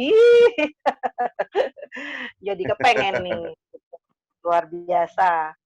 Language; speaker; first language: Indonesian; native; Indonesian